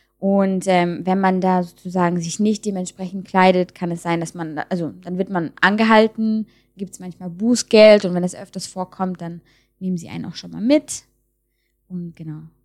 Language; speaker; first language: German; native; German